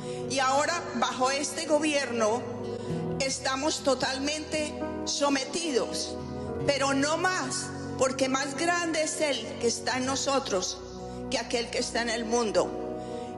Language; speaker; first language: Spanish; native; Spanish